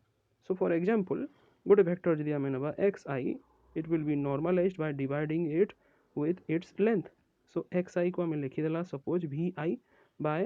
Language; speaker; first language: English; non-native, local second language; Odia